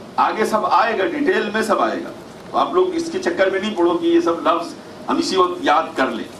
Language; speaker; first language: Urdu; native; Urdu